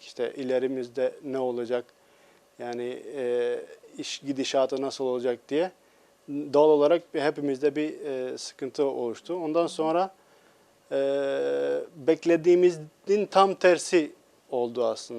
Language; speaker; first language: Turkish; non-native, fluent; Albanian